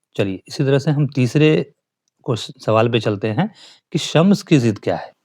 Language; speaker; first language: Urdu; native; Urdu